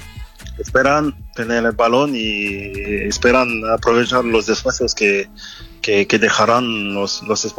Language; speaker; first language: Spanish; non-native, fluent; French